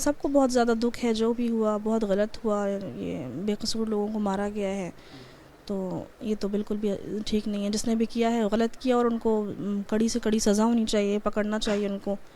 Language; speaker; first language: Hindi; native; Hindi